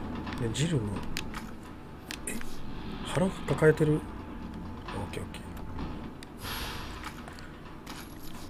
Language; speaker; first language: Japanese; native; Japanese